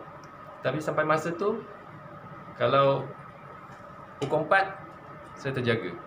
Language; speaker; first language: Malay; non-native, local second language; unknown